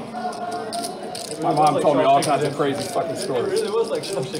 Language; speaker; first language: English; native; English